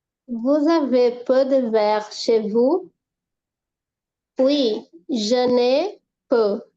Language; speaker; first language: French; non-native, learner; Portuguese